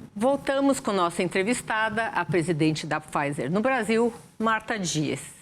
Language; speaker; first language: Portuguese; native; Portuguese